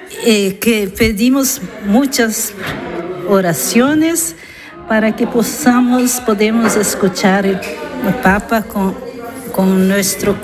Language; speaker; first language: Spanish; non-native, learner; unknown